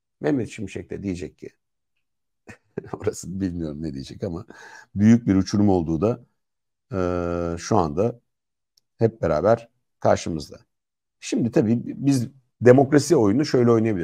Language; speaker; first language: Turkish; native; Turkish